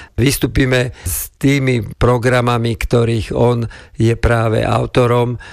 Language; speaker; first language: Slovak; native; Slovak